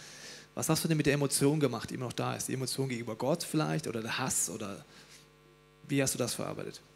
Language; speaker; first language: German; native; German